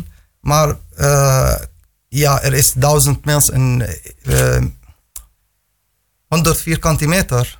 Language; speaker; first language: Dutch; non-native, learner; Arabic